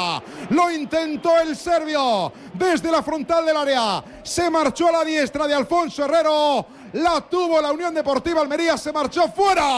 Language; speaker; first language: Spanish; native; Spanish